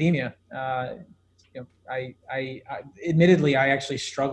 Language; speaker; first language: English; native; English